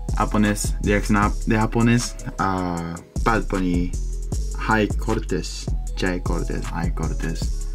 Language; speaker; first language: Spanish; non-native, learner; Japanese